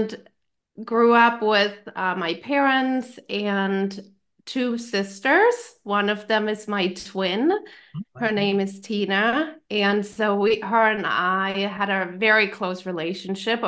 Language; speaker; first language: English; non-native, fluent; German